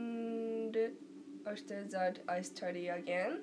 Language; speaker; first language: English; non-native, learner; Japanese